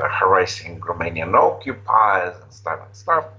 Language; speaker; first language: English; non-native, fluent; Romanian